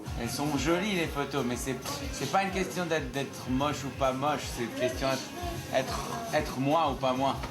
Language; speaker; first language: French; native; French